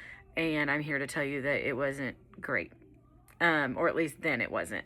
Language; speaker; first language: English; native; English